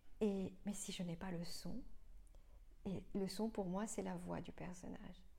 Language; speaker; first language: French; non-native, local second language; Morisyen